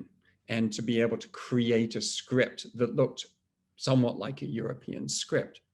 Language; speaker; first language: English; native; English